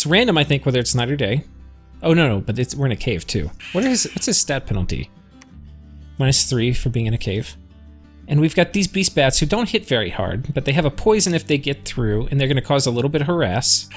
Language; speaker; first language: English; native; English